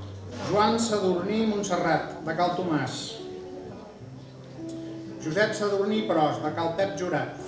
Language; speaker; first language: Catalan; native; Catalan